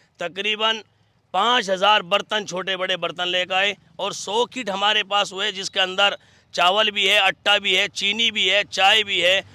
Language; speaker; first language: Hindi; native; Hindi